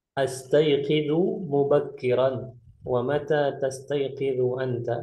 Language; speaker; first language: Arabic; non-native, fluent; Indonesian